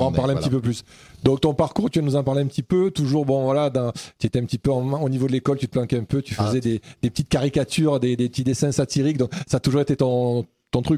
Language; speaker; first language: French; native; French